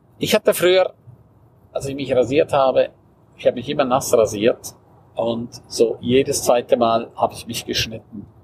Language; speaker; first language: German; non-native, local second language; Romansh